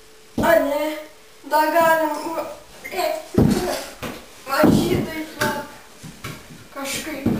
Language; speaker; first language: Lithuanian; native; Lithuanian